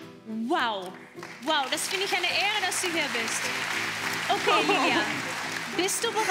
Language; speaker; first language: German; native; German